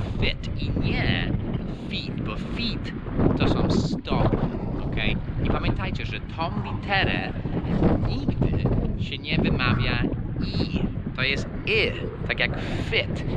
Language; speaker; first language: Polish; non-native, fluent; English